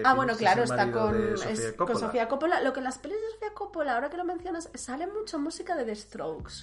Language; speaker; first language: Spanish; native; Spanish